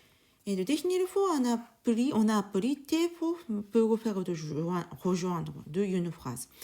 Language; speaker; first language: French; non-native, learner; Japanese